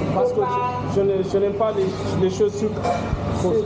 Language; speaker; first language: French; non-native, learner; English